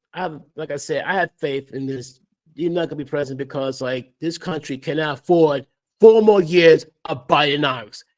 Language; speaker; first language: English; native; English